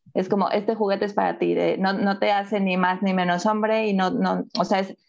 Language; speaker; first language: Spanish; native; Spanish